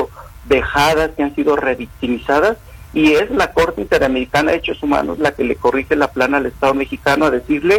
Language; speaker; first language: Spanish; native; Spanish